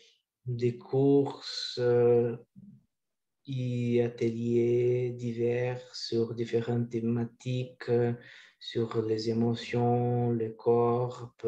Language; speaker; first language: French; non-native, learner; Portuguese